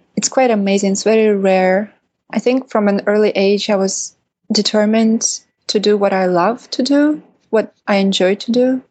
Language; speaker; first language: English; non-native, fluent; Russian